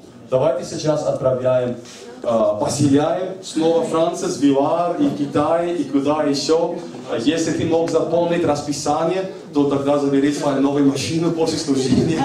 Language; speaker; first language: Russian; native; Russian